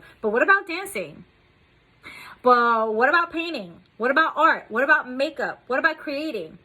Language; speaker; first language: English; native; English